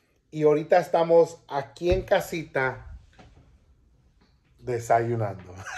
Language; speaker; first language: Spanish; early bilingual, heritage; Spanish